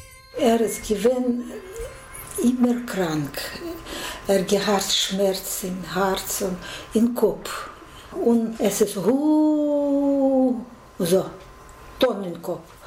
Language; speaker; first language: German; non-native, learner; Russian